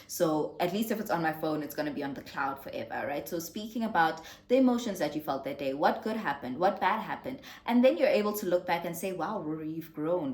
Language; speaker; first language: English; non-native, local second language; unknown